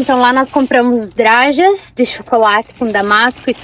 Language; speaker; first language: Portuguese; native; Portuguese